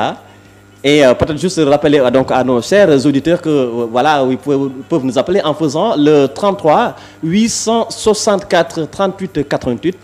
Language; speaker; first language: French; non-native, local second language; Wolof